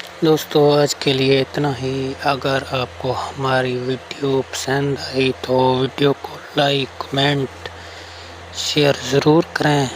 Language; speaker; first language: Urdu; non-native, local second language; Baluchi